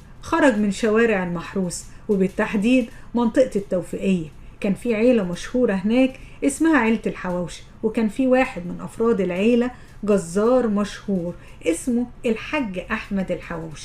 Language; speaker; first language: Arabic; native; Arabic